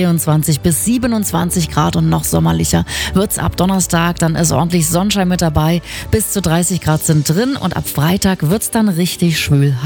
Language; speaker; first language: German; native; German